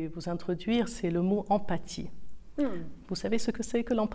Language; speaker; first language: French; non-native, local second language; Arabic